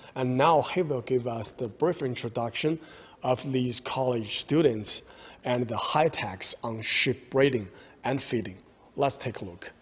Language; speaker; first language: English; non-native, fluent; Chinese